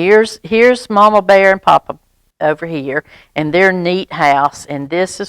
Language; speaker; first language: English; native; English